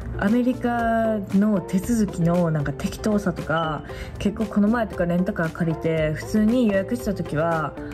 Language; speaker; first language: Japanese; native; Japanese